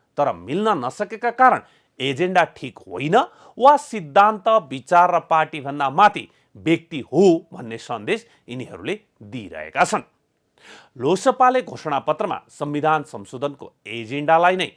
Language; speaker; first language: Nepali; native; Nepali